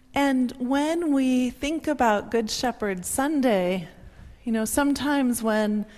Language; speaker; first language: English; native; English